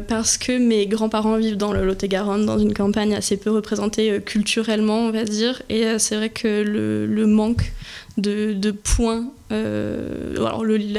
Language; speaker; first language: French; native; French